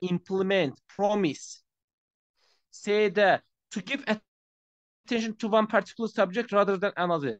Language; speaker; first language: English; non-native, fluent; Azerbaijani